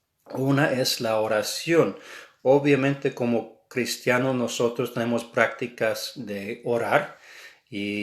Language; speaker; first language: Spanish; non-native, fluent; English